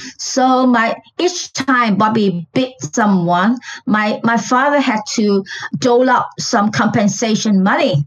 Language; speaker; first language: English; non-native, local second language; Chinese